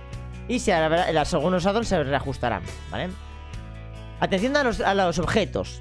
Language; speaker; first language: Spanish; native; Spanish